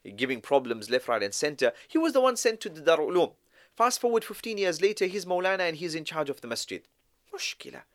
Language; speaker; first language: English; native; English